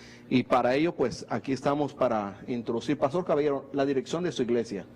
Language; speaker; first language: Spanish; native; Spanish